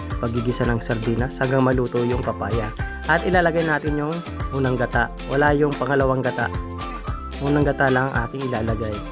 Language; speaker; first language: Filipino; non-native, local second language; Bikol